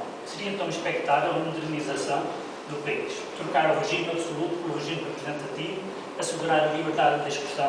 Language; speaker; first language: Portuguese; native; Portuguese